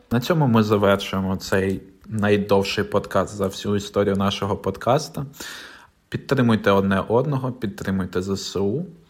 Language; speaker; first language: Ukrainian; non-native, local second language; Russian